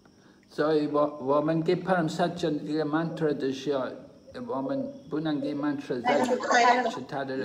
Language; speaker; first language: Chinese; non-native, fluent; English